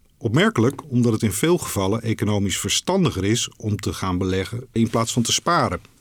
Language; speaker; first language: Dutch; native; Dutch